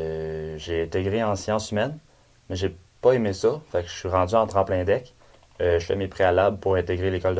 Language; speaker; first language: French; native; French